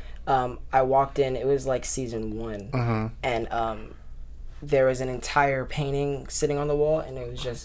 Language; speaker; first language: English; native; English